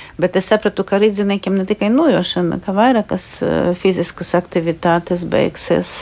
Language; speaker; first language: Latvian; non-native, local second language; Russian